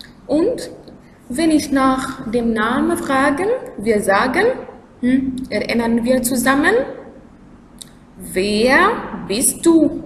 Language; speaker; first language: German; non-native, learner; Arabic